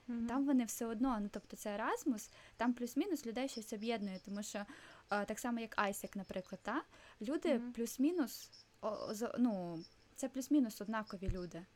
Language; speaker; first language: Ukrainian; non-native, local second language; Russian